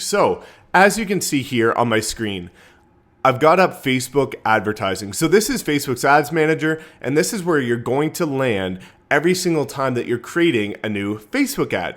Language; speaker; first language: English; native; English